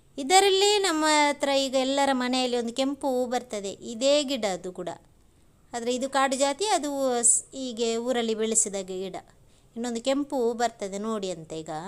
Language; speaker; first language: Kannada; non-native, local second language; Tulu